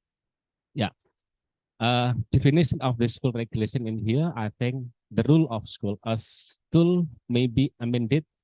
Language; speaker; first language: English; non-native, learner; Indonesian